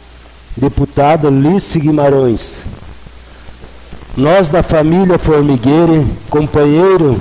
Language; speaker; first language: Portuguese; native; Portuguese